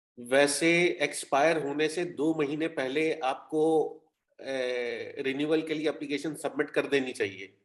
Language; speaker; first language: Urdu; native; Urdu